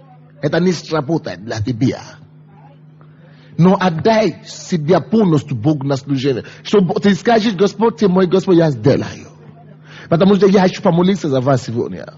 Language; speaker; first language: Russian; non-native, fluent; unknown